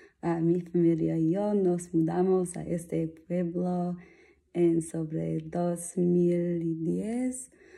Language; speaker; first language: Spanish; non-native, learner; English